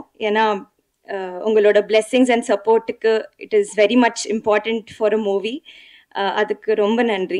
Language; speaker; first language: Tamil; non-native, learner; Telugu